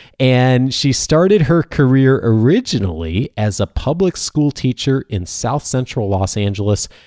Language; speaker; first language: English; native; English